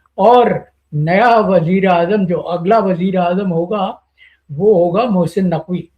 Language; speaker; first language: Urdu; native; Urdu